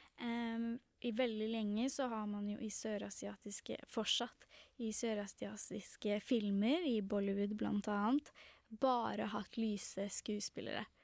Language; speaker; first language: Norwegian; early bilingual, other home language; Tamil